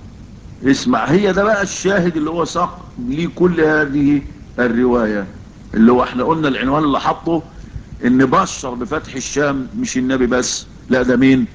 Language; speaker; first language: Arabic; native; Arabic